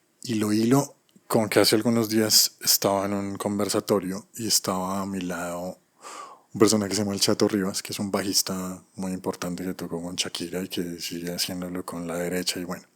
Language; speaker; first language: Spanish; native; Spanish